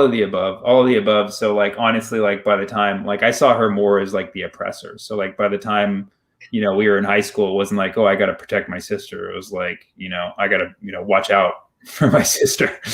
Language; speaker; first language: English; early bilingual, other home language; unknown